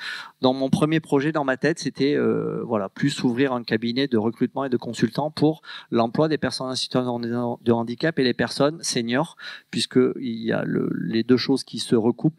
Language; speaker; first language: French; native; French